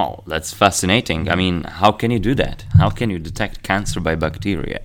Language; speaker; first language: English; non-native, fluent; Slovak